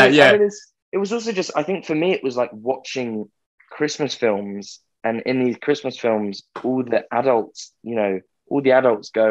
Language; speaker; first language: English; native; English